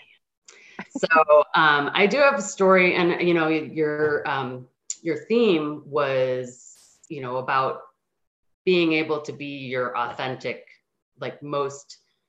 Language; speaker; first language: English; native; English